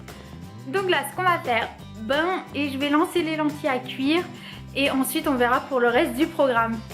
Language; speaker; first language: French; native; French